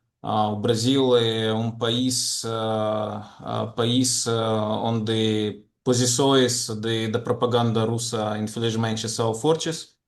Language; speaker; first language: Portuguese; non-native, fluent; Ukrainian